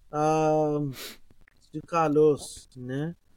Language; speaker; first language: Greek; non-native, learner; English